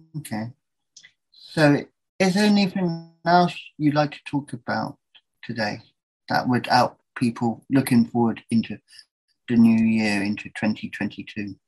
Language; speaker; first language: English; native; English